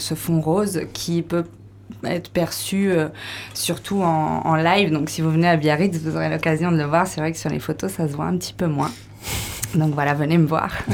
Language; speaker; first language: French; native; French